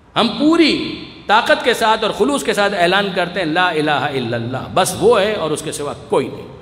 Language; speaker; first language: Urdu; non-native, local second language; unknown